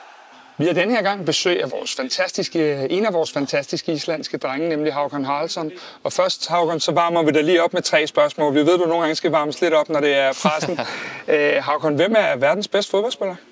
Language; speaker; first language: Danish; native; Danish